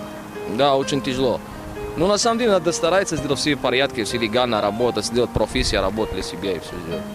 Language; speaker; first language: Russian; non-native, learner; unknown